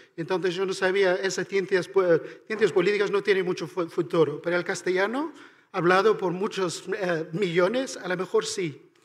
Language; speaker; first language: Spanish; non-native, fluent; Irish